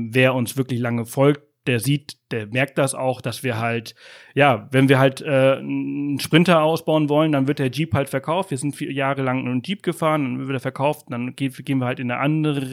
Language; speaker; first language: German; native; German